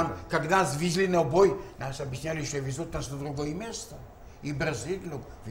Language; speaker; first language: Russian; native; Russian